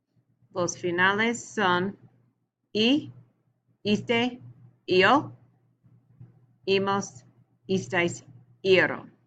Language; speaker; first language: Spanish; non-native, learner; English